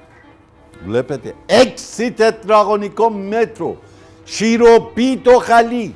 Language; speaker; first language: Greek; non-native, learner; Persian